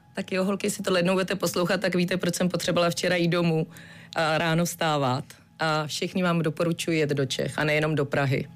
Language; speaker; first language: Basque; non-native, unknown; Czech